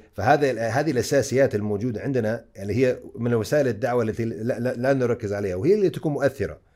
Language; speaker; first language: Arabic; non-native, fluent; English